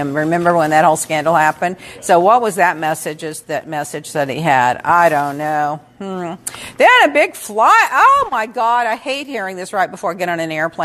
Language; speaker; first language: English; native; English